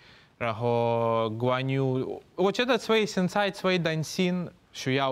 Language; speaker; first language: Chinese; non-native, fluent; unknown